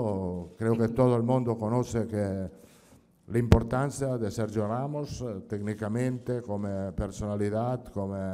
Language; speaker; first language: Spanish; non-native, fluent; Italian